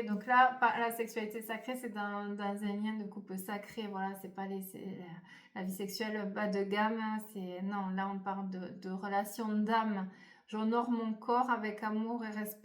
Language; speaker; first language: French; native; French